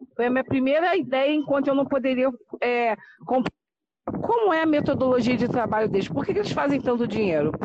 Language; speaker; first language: Portuguese; native; Portuguese